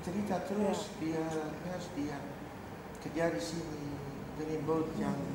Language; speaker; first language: Indonesian; early bilingual, heritage; Dutch